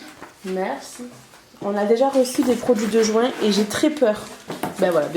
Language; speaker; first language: French; native; French